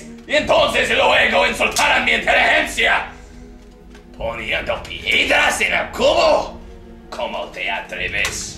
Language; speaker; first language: Spanish; non-native, learner; English